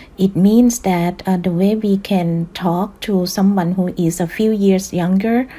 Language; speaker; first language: English; non-native, fluent; Thai